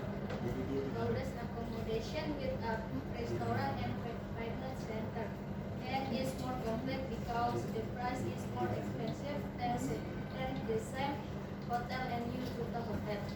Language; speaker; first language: English; non-native, learner; Indonesian